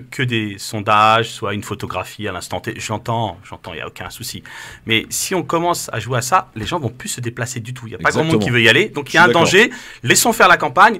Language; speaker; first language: French; native; French